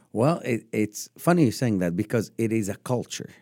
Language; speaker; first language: English; non-native, fluent; Arabic